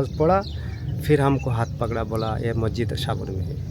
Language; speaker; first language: Hindi; non-native, learner; Bangla